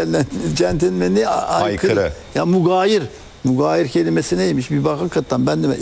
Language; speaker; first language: Turkish; native; Turkish